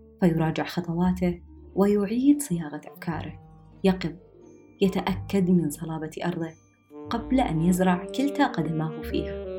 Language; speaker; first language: Arabic; native; Arabic